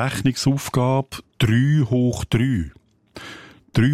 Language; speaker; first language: German; native; German